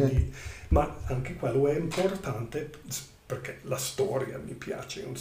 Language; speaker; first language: Italian; non-native, learner; English